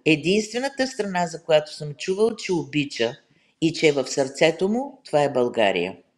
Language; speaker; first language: Bulgarian; native; Bulgarian